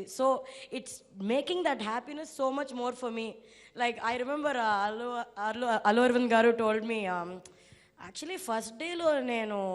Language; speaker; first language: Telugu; non-native, learner; Tamil